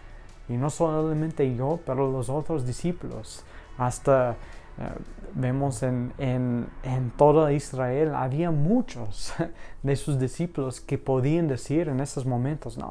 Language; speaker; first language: Spanish; non-native, fluent; English